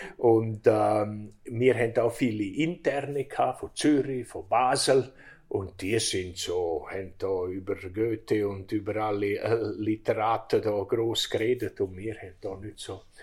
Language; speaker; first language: German; non-native, local second language; Romansh